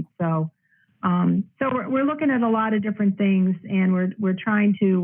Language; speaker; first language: English; native; English